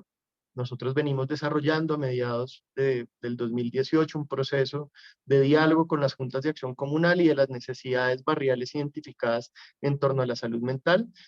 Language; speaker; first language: Spanish; native; Spanish